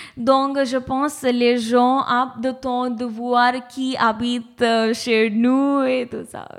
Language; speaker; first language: French; non-native, learner; Hindi